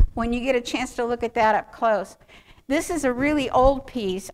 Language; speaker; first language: English; native; English